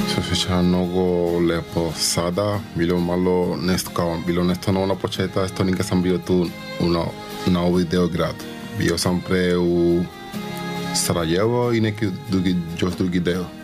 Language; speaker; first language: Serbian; non-native, learner; Spanish